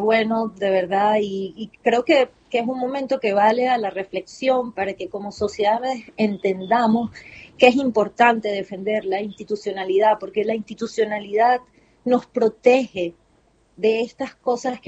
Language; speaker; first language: Spanish; native; Spanish